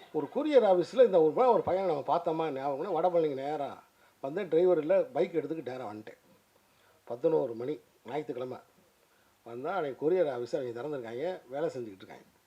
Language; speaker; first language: Tamil; native; Tamil